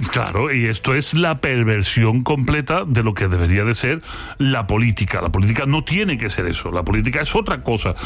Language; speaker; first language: Spanish; native; Spanish